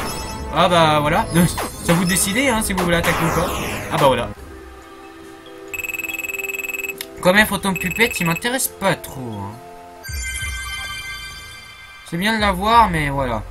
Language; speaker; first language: French; native; French